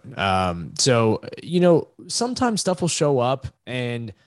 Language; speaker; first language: English; native; English